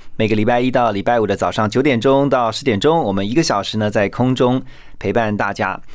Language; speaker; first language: Chinese; native; Chinese